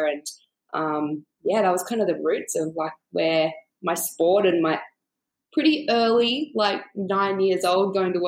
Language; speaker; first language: English; native; English